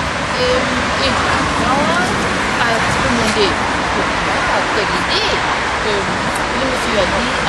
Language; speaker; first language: French; non-native, fluent; German